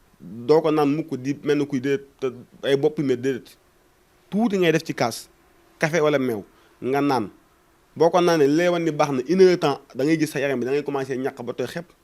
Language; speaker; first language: Wolof; non-native, local second language; Fula